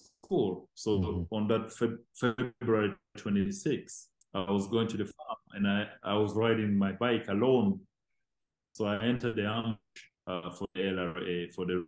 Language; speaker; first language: English; non-native, local second language; Acoli